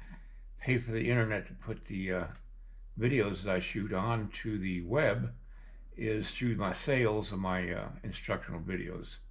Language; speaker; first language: English; native; English